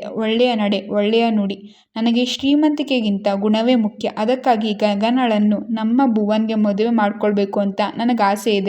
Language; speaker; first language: Kannada; native; Kannada